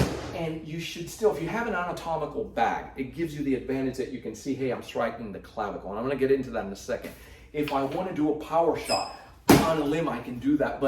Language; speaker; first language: English; native; English